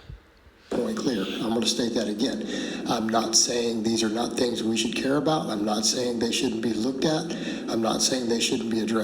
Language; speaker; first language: English; native; English